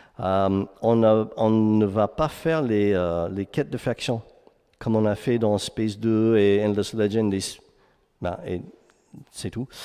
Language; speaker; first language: French; non-native, fluent; English